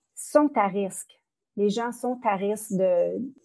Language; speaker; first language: French; native; French